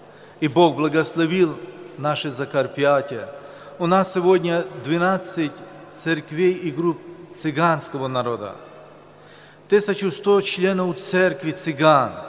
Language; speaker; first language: Russian; non-native, local second language; Romany